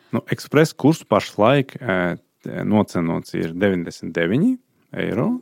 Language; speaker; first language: Latvian; non-native, fluent; Azerbaijani